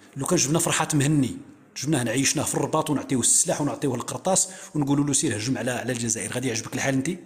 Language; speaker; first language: Arabic; native; Arabic